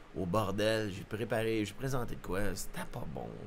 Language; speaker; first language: French; native; French